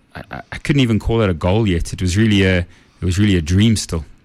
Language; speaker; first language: English; native; English